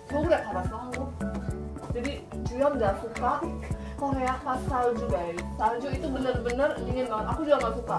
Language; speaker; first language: Indonesian; early bilingual, other home language; Korean